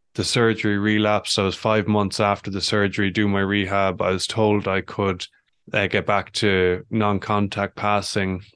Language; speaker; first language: English; native; English